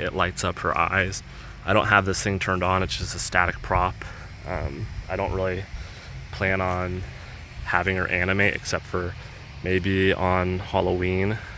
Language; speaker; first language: English; native; English